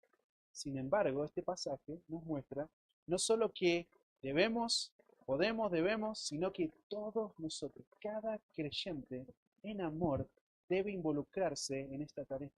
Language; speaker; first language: Spanish; native; Spanish